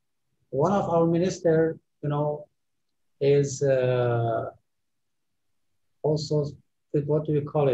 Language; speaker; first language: English; non-native, fluent; Persian